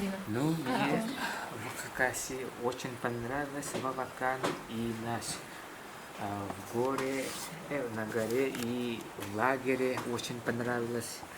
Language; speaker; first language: Russian; non-native, local second language; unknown